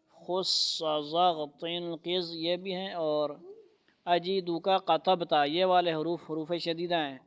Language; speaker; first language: Urdu; non-native, local second language; Pashto